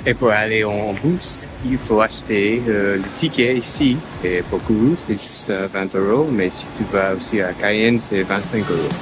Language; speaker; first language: French; non-native, fluent; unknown